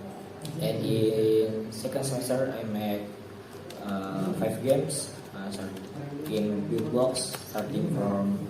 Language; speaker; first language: English; non-native, learner; Indonesian